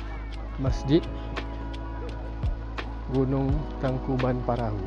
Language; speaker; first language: Malay; native; Malay